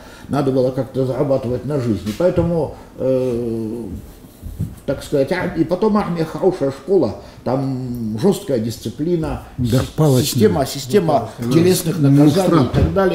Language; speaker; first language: Russian; native; Russian